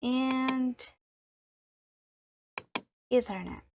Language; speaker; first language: English; non-native, learner; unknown